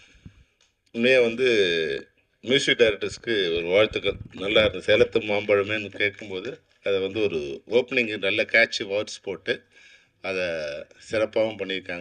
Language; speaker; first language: Tamil; native; Tamil